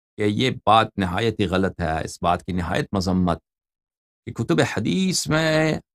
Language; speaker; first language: Urdu; non-native, fluent; Persian